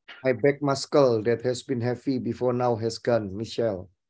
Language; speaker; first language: English; non-native, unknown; Indonesian